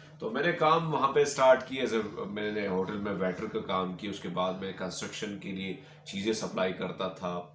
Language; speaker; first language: Urdu; non-native, local second language; Pashto